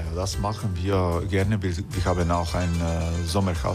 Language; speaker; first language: German; non-native, learner; Croatian